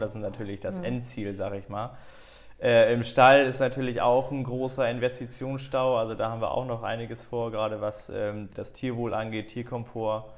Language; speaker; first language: German; native; German